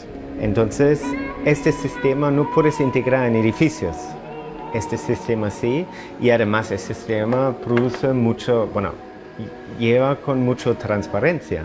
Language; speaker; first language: Spanish; non-native, fluent; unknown